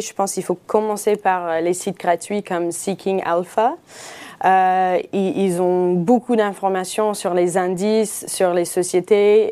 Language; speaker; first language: French; non-native, fluent; English